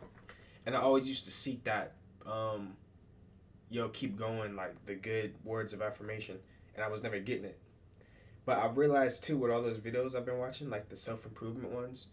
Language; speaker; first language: English; native; English